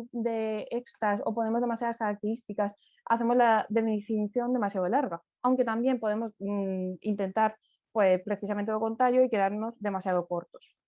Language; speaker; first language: Spanish; native; Spanish